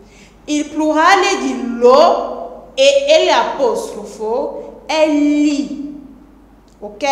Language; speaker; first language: Italian; non-native, fluent; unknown